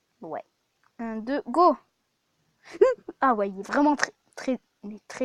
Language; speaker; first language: French; native; French